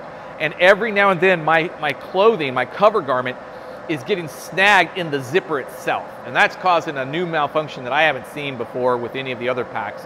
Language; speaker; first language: English; native; English